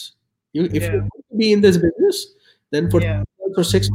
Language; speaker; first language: English; non-native, local second language; Urdu